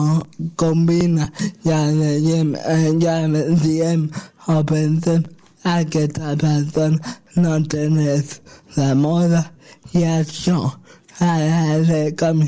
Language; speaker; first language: Catalan; non-native, local second language; Spanish